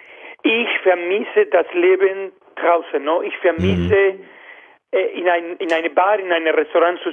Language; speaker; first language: German; non-native, fluent; Spanish